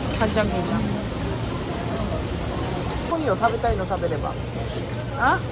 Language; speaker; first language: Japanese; non-native, fluent; Korean